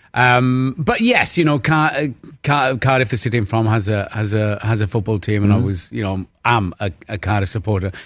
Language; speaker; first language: English; native; English